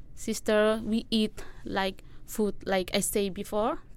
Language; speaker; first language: English; non-native, learner; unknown